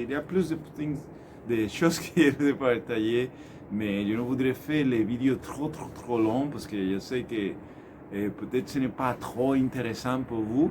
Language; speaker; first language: French; non-native, learner; Spanish